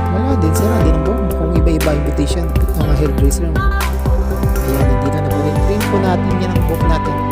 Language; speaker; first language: Filipino; non-native, local second language; Cebuano